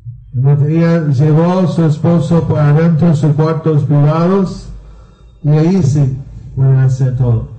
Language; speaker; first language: Spanish; non-native, learner; Bangla